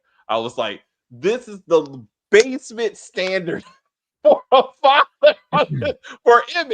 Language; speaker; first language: English; native; English